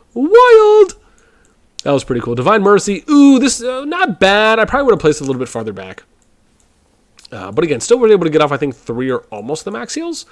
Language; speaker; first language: English; native; English